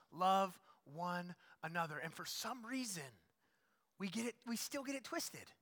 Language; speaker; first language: English; native; English